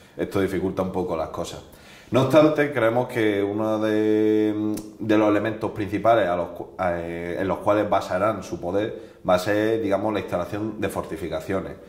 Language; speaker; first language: Spanish; native; Spanish